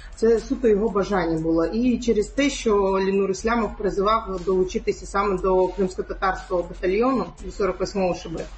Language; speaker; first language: Ukrainian; non-native, local second language; Crimean Tatar